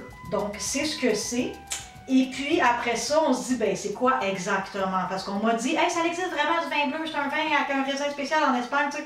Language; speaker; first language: French; native; French